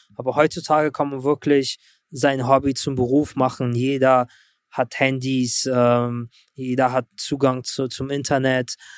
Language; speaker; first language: German; early bilingual, other home language; Russian